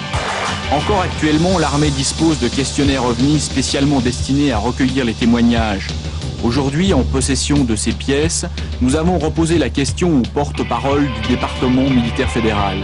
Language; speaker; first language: French; native; French